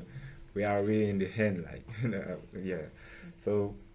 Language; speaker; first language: English; non-native, local second language; French